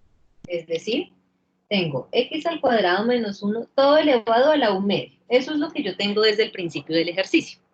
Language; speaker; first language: Spanish; native; Spanish